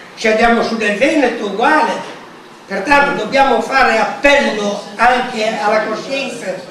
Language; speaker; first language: Italian; native; Italian